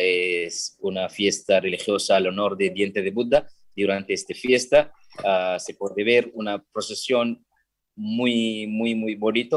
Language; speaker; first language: Spanish; non-native, fluent; Sinhala